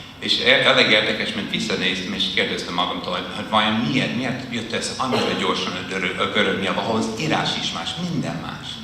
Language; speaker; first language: Hungarian; non-native, fluent; English